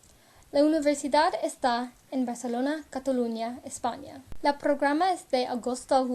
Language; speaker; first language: Spanish; non-native, learner; English